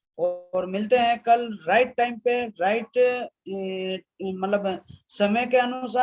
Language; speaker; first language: Hindi; native; Hindi